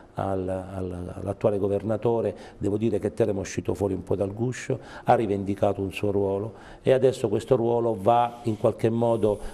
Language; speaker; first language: Italian; native; Italian